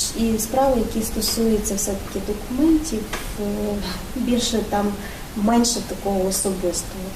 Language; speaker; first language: Ukrainian; native; Ukrainian